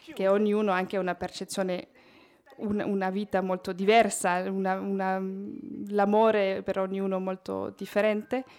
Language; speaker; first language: Italian; native; Italian